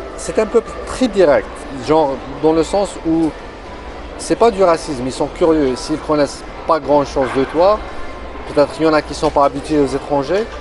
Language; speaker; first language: French; non-native, local second language; Arabic